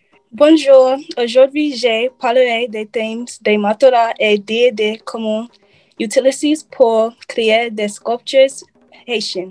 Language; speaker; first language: French; non-native, learner; English